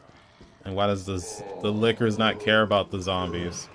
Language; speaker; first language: English; native; English